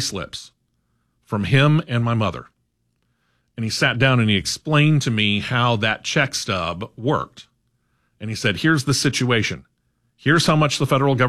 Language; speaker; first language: English; native; English